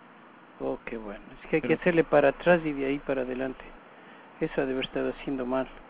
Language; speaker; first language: Spanish; native; Spanish